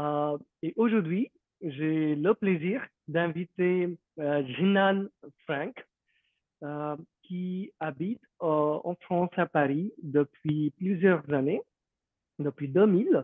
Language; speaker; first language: French; non-native, fluent; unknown